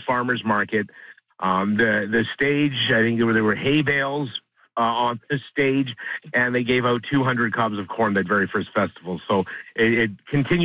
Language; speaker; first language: English; native; English